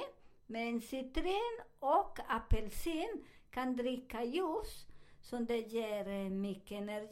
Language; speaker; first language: Swedish; non-native, learner; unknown